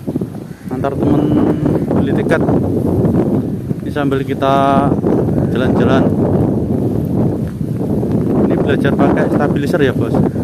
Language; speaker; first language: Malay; non-native, local second language; Javanese